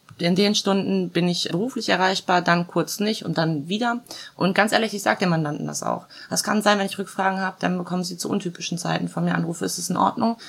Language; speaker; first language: German; early bilingual, other home language; Croatian